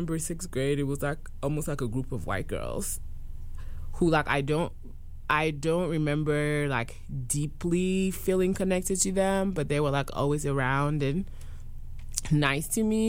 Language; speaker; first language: English; non-native, fluent; French